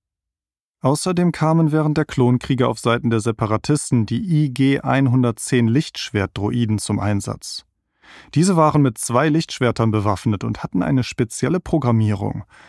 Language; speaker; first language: German; native; German